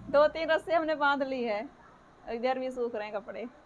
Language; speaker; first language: Hindi; native; Hindi